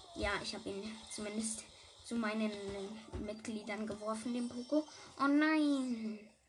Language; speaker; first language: German; native; German